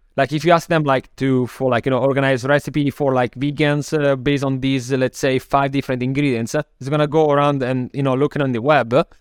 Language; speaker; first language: English; non-native, fluent; Italian